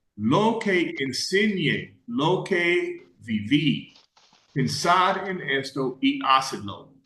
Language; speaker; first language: Spanish; non-native, fluent; English